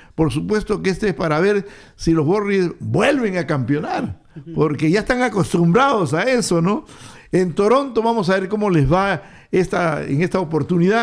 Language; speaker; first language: Spanish; native; Spanish